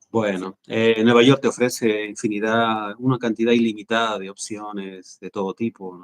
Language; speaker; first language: Spanish; native; Spanish